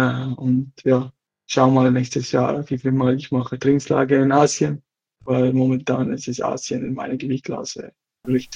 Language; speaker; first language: German; non-native, learner; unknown